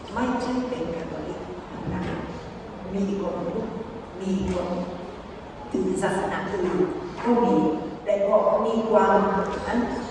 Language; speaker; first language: Thai; non-native, fluent; Spanish